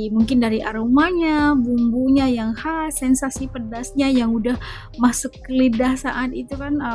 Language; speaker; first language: Indonesian; native; Indonesian